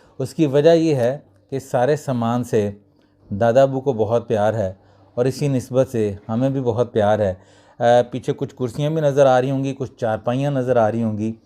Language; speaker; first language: Urdu; native; Urdu